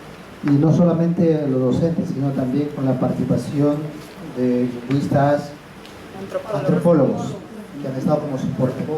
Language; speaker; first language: Spanish; non-native, fluent; English